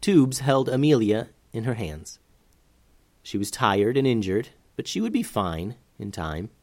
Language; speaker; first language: English; native; English